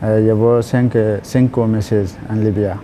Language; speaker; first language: Spanish; non-native, learner; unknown